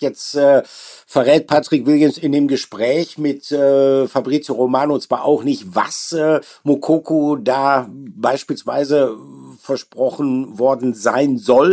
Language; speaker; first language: German; native; German